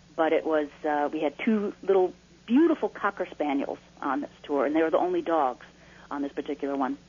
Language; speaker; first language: English; native; English